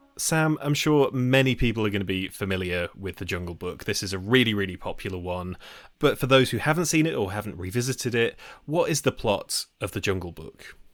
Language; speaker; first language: English; native; English